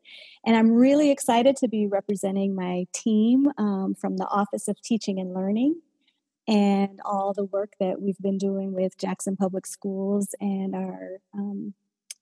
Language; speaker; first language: English; native; English